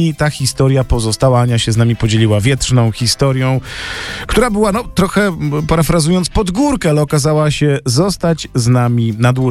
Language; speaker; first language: Polish; native; Polish